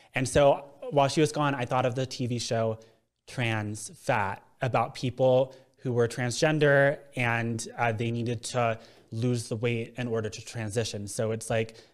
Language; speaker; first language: English; native; English